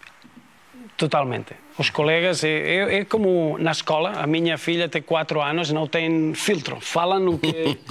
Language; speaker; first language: Portuguese; non-native, fluent; Spanish